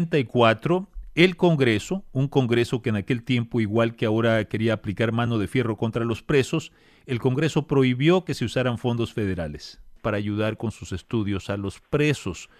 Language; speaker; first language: Spanish; native; Spanish